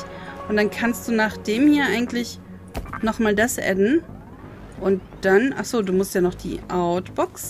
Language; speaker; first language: German; native; German